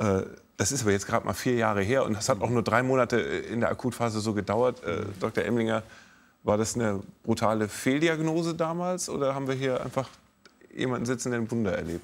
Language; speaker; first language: German; native; German